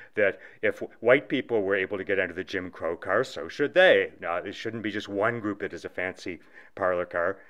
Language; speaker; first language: English; native; English